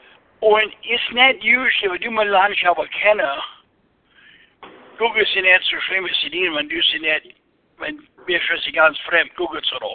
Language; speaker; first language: German; early bilingual, heritage; Pennsylvania German